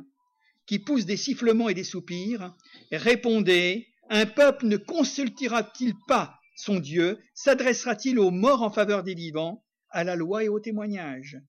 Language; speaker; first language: French; native; French